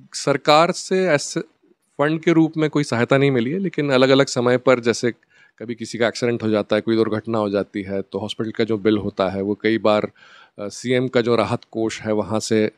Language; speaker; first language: Hindi; native; Hindi